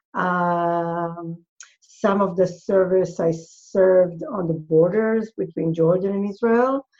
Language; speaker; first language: English; non-native, fluent; Hebrew